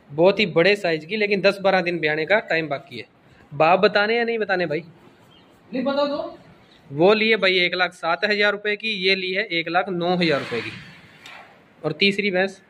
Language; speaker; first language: Hindi; non-native, local second language; Punjabi